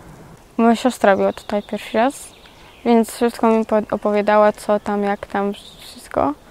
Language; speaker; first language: Polish; early bilingual, other home language; Georgian